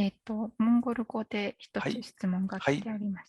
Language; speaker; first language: Japanese; non-native, fluent; Mongolian